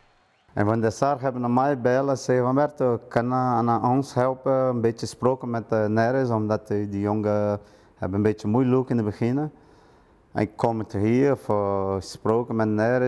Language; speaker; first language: Dutch; non-native, learner; Portuguese